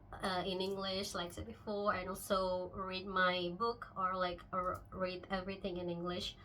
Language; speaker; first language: English; non-native, local second language; Indonesian